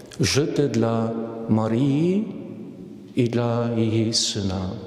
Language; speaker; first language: Polish; non-native, learner; Ukrainian